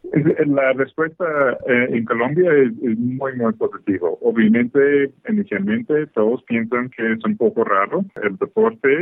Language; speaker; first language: Spanish; non-native, fluent; English